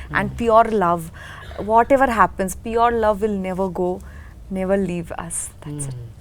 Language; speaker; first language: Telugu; non-native, learner; Bangla